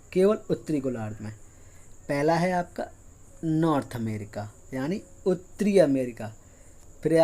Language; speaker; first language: Hindi; native; Hindi